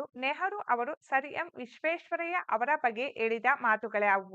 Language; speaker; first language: Kannada; native; Kannada